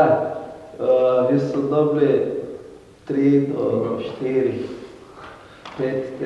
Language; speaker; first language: Slovenian; non-native, learner; Portuguese